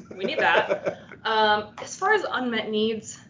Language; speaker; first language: English; native; English